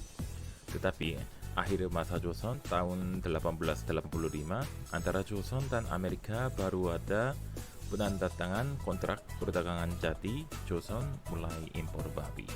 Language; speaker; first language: Indonesian; non-native, fluent; Korean